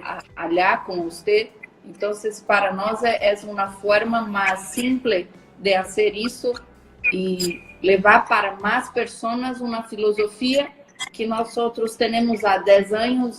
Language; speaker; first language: Spanish; non-native, learner; Portuguese